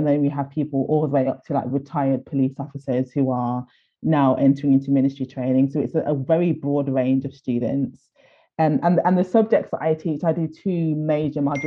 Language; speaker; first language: English; native; English